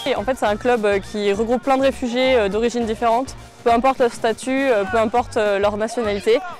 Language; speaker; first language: French; native; French